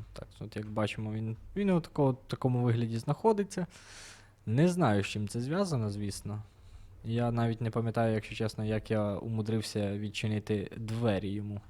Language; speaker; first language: Ukrainian; non-native, local second language; Russian